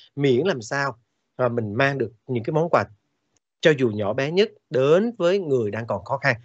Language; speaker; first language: Vietnamese; native; Vietnamese